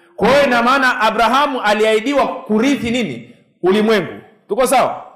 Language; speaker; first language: Swahili; native; Swahili